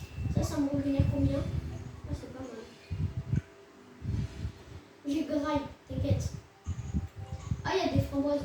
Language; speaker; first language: French; native; French